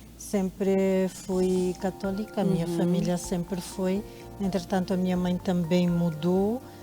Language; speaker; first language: Portuguese; native; Portuguese